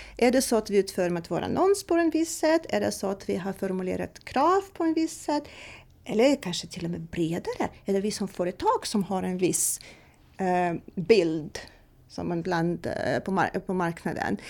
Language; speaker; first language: Swedish; non-native, fluent; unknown